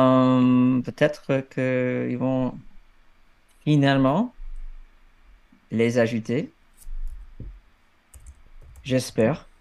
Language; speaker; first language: French; non-native, fluent; English